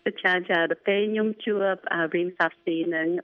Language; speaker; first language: Khmer; early bilingual, heritage; Khmer